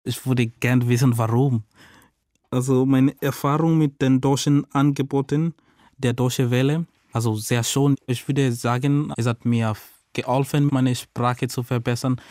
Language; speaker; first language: German; non-native, learner; Swahili